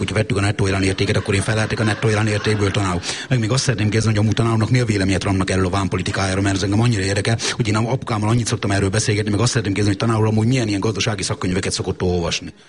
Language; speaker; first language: Hungarian; native; Hungarian